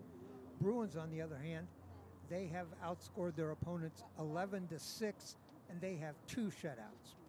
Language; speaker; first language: English; native; English